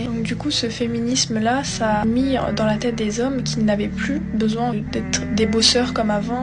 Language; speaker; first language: French; native; French